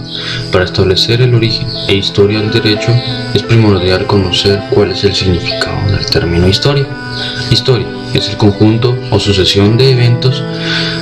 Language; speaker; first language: Spanish; native; Spanish